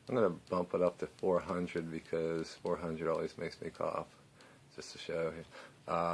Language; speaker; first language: English; native; English